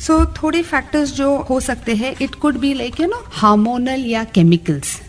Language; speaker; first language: Hindi; non-native, local second language; Marathi